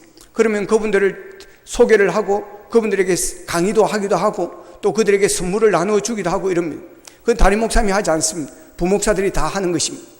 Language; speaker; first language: Korean; native; Korean